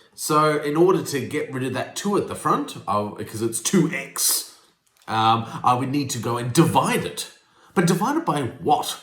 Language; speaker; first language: English; native; English